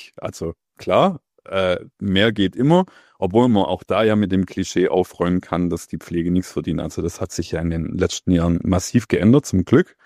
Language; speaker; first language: German; native; German